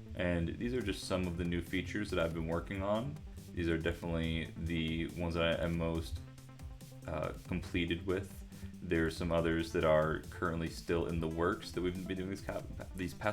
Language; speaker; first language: English; native; English